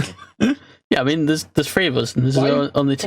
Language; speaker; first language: English; native; English